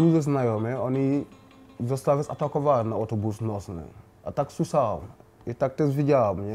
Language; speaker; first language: Polish; non-native, learner; Wolof